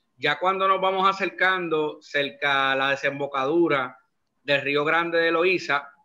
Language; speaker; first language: Spanish; native; Spanish